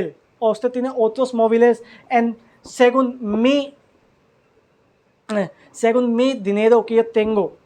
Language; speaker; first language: Spanish; non-native, learner; Hindi